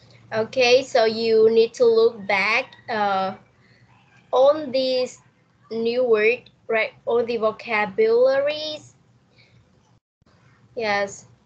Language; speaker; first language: English; non-native, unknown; Vietnamese